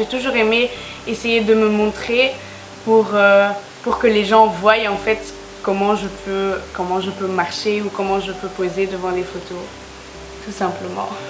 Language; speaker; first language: French; native; French